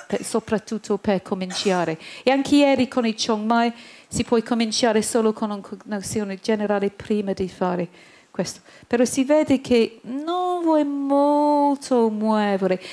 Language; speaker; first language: Italian; non-native, learner; English